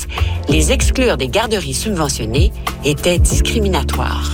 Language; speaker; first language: French; native; French